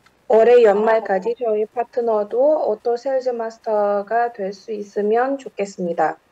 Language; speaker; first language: Korean; non-native, fluent; Indonesian